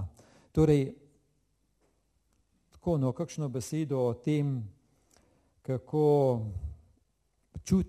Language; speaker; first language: Slovenian; native; Slovenian